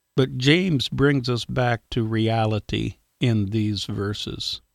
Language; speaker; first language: English; native; English